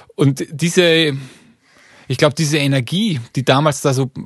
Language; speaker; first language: German; native; German